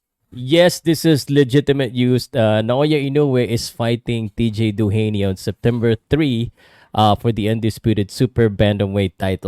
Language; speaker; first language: English; non-native, local second language; Filipino